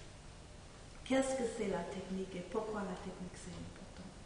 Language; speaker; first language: French; non-native, fluent; English